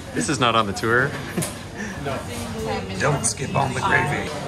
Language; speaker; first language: English; native; English